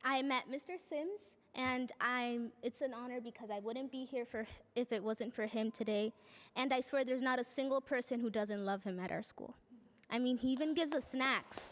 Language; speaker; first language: English; non-native, fluent; Spanish